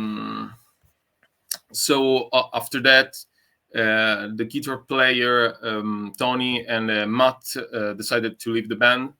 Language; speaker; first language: English; non-native, learner; Italian